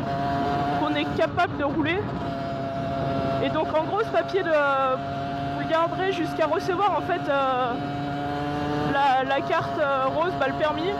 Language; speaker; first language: French; native; French